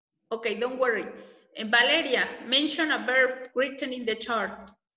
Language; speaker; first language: English; non-native, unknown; Spanish